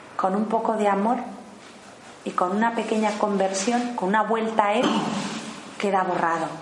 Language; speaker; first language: Spanish; native; Spanish